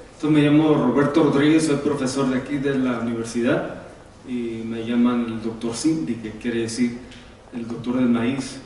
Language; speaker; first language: Spanish; early bilingual, heritage; Spanish